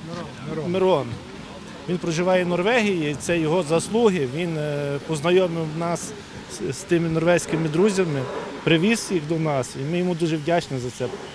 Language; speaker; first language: Ukrainian; native; Ukrainian